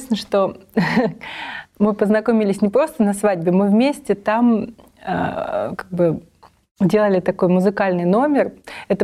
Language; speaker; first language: Russian; native; Russian